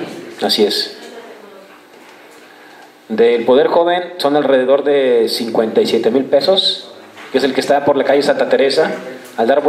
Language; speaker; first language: Spanish; native; Spanish